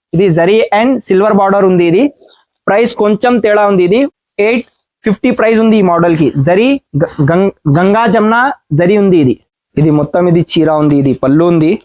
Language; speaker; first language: Telugu; non-native, learner; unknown